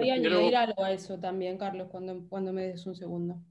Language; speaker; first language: Spanish; native; Spanish